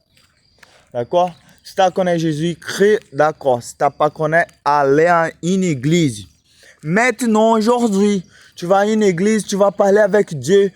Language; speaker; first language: French; non-native, learner; Portuguese